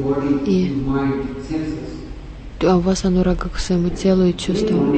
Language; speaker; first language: Russian; non-native, learner; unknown